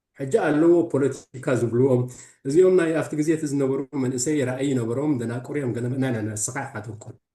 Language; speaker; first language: Tigrinya; early bilingual, heritage; Tigrinya